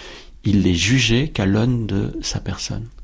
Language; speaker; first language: French; native; French